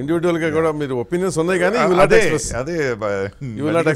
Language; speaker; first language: Telugu; native; Telugu